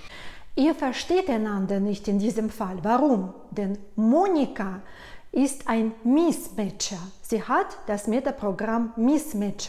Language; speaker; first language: German; non-native, fluent; Russian